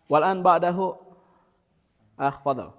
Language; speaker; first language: Arabic; non-native, learner; Indonesian